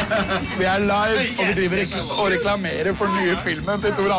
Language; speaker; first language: Norwegian; native; Norwegian